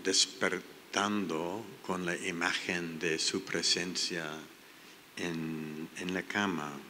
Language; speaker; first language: Spanish; non-native, learner; English